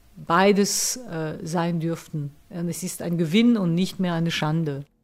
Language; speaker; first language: German; non-native, local second language; French